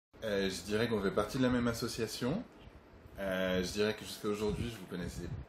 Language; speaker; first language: French; native; French